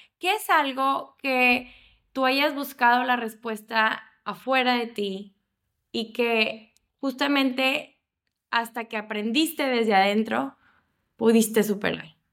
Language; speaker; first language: Spanish; native; Spanish